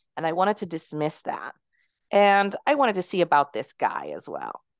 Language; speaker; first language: English; early bilingual, other home language; Spanish